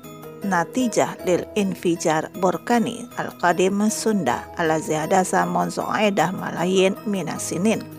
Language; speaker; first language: Arabic; non-native, learner; Indonesian